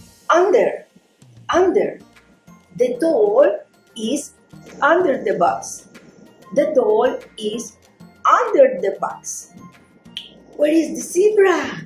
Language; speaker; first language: English; non-native, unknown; Spanish